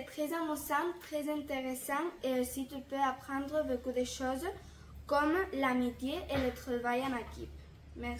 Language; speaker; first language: French; non-native, learner; Catalan